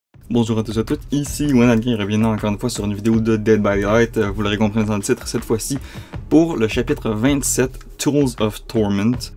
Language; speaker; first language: French; native; French